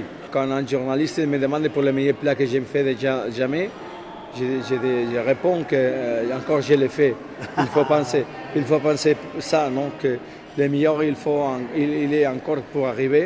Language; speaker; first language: French; non-native, fluent; Spanish